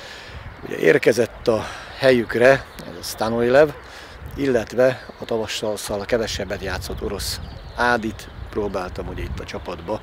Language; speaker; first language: Hungarian; native; Hungarian